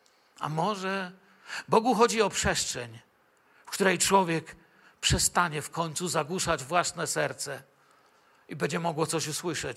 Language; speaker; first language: Polish; native; Polish